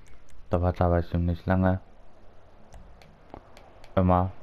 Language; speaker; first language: German; native; German